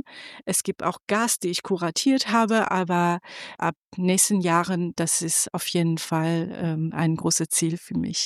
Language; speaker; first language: German; non-native, fluent; Persian